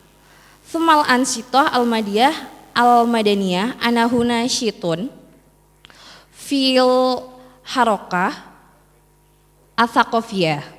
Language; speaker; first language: Arabic; non-native, fluent; Indonesian